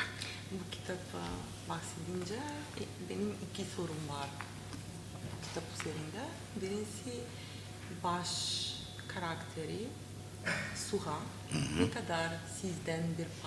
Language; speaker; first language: Turkish; non-native, learner; Macedonian